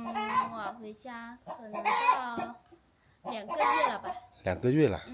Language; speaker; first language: Chinese; non-native, learner; Vietnamese